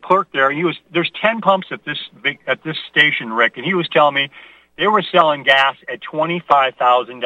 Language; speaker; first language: English; native; English